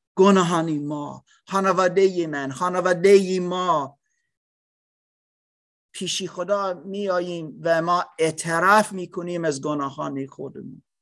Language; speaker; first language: Persian; non-native, learner; English